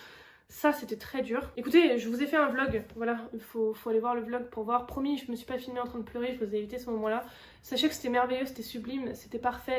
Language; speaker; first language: French; native; French